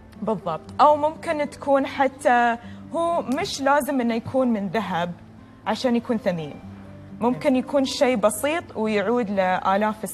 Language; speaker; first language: Arabic; native; Arabic